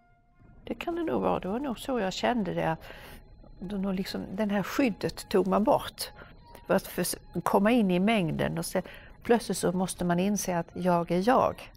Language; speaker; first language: Swedish; native; Swedish